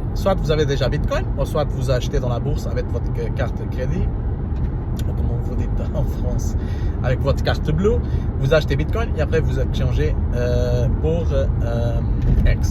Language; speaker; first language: French; non-native, learner; Portuguese